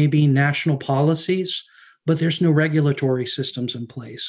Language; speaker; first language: English; native; English